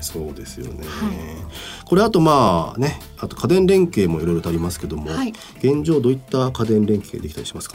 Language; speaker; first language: Japanese; native; Japanese